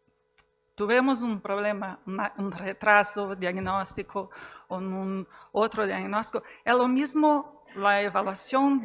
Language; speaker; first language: Spanish; non-native, fluent; Portuguese